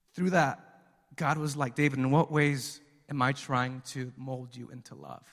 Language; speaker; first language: English; early bilingual, other home language; Spanish